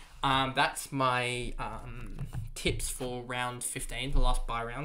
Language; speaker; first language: English; native; English